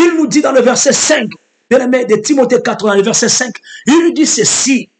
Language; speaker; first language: French; non-native, local second language; Lingala